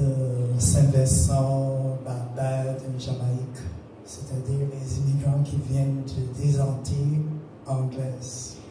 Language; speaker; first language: French; non-native, fluent; English